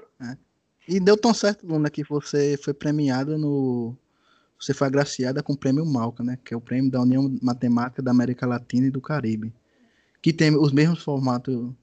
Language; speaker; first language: Portuguese; native; Portuguese